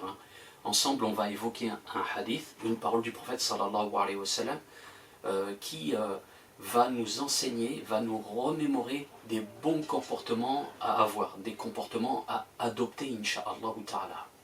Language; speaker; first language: French; native; French